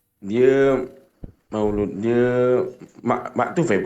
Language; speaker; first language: Malay; native; Malay